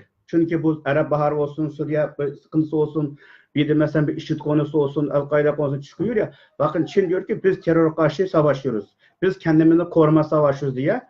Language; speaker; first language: Turkish; non-native, learner; Uyghur